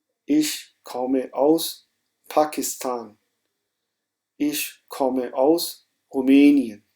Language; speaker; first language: German; non-native, fluent; Urdu